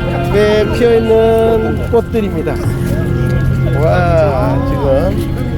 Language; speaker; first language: Korean; native; Korean